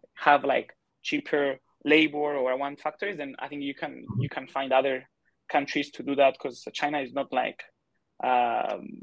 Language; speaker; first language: English; non-native, fluent; Greek